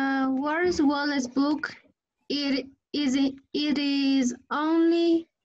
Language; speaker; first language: English; non-native, learner; Spanish